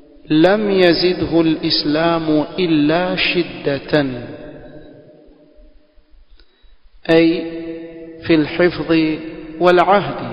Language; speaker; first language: Arabic; non-native, fluent; Swahili